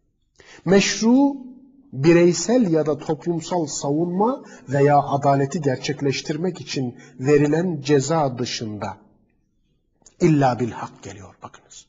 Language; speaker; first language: Turkish; native; Turkish